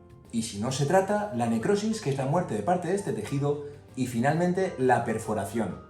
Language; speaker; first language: Spanish; native; Spanish